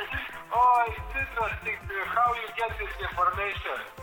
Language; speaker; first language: English; non-native, learner; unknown